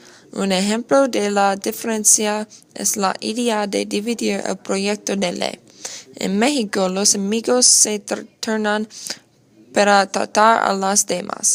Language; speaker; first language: Spanish; non-native, learner; English